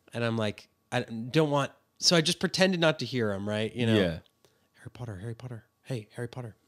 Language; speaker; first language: English; native; English